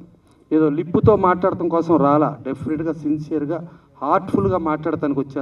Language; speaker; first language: Telugu; native; Telugu